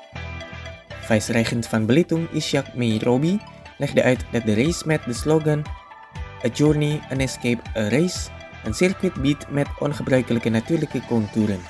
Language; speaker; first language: Dutch; non-native, fluent; Indonesian